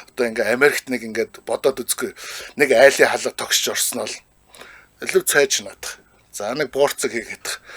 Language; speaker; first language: Mongolian; native; Mongolian